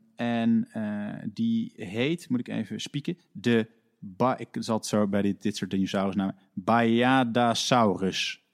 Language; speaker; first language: Dutch; native; Dutch